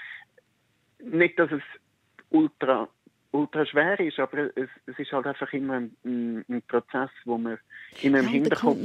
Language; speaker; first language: German; native; German